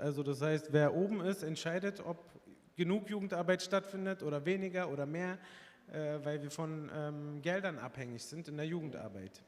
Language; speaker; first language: German; early bilingual, other home language; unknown